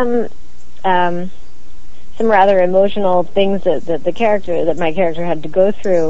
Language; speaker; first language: English; native; English